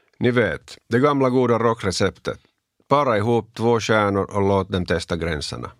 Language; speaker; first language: Swedish; native; Swedish